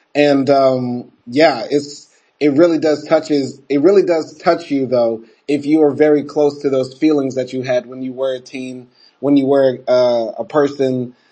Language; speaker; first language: English; native; English